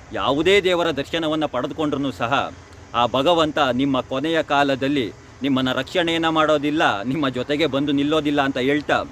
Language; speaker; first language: Kannada; native; Kannada